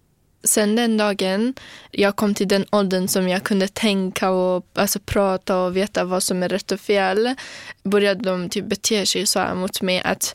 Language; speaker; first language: Swedish; non-native, fluent; Kurdish